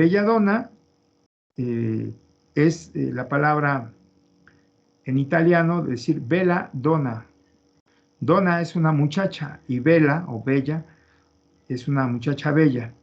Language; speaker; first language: Spanish; native; Spanish